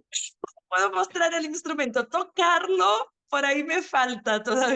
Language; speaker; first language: Spanish; non-native, fluent; Portuguese